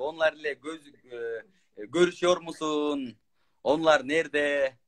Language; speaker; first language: Turkish; non-native, learner; Kyrgyz